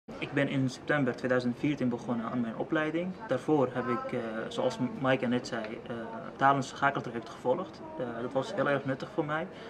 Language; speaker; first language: Dutch; non-native, fluent; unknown